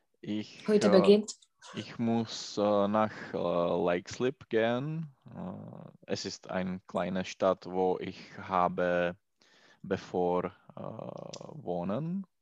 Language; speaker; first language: German; non-native, learner; Czech